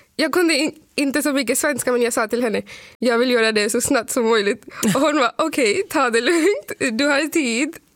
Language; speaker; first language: Swedish; non-native, fluent; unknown